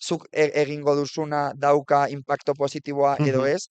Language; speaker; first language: Basque; non-native, local second language; Spanish